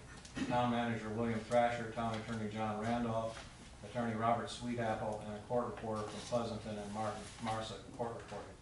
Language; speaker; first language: English; native; English